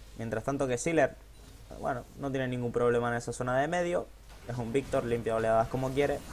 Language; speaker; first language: Spanish; native; Spanish